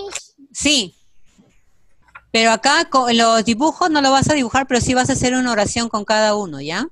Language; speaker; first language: Spanish; native; Spanish